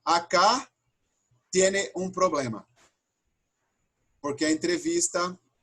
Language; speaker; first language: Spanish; non-native, fluent; Portuguese